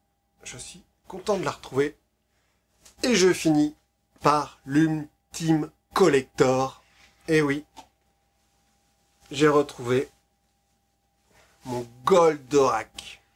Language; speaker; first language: French; native; French